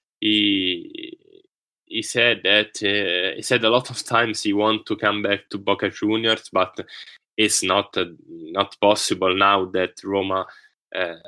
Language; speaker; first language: English; non-native, learner; Italian